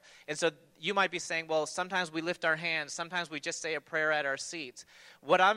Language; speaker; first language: English; native; English